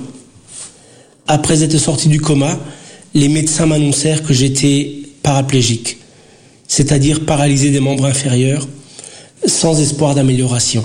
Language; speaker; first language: French; early bilingual, other home language; Portuguese